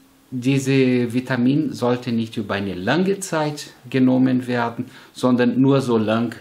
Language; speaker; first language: German; non-native, fluent; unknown